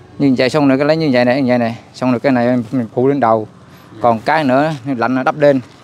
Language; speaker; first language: Vietnamese; non-native, local second language; Eastern Cham